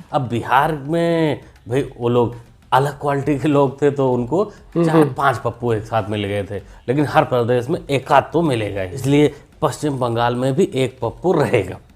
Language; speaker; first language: Hindi; native; Hindi